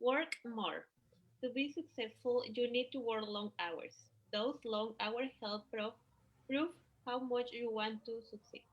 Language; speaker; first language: English; non-native, learner; Spanish